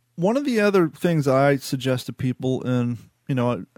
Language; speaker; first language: English; native; English